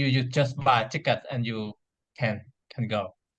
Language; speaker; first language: English; non-native, learner; Vietnamese